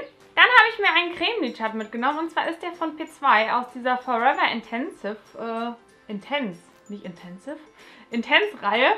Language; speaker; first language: German; native; German